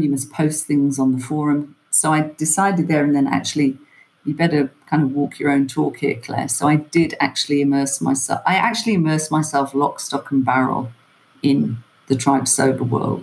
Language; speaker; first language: English; native; English